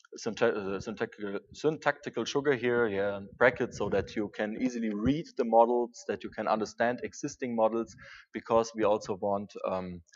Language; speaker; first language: English; non-native, fluent; German